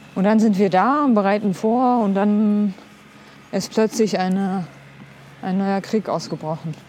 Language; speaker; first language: German; early bilingual, other home language; Kurdish